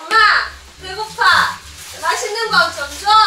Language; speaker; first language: Korean; non-native, fluent; Russian